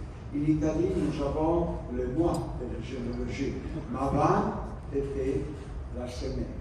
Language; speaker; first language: French; non-native, learner; Italian